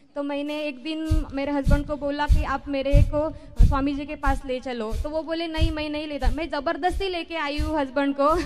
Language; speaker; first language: Hindi; non-native, local second language; Marathi